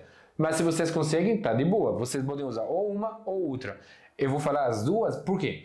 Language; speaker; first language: Portuguese; non-native, fluent; Arabic